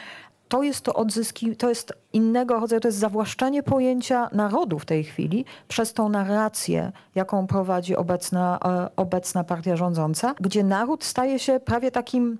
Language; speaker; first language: Polish; native; Polish